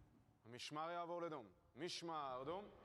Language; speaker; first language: Hebrew; native; Hebrew